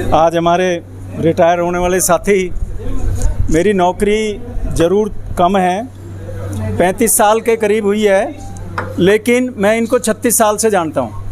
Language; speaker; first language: Hindi; native; Hindi